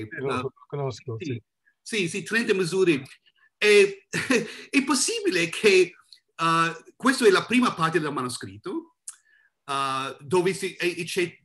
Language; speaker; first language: Italian; non-native, learner; English